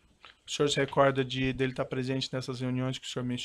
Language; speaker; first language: Portuguese; native; Portuguese